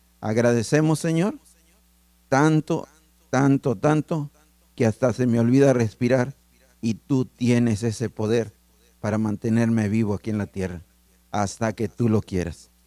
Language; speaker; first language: Spanish; native; Spanish